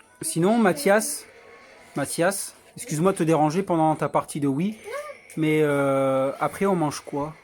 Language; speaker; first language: French; native; French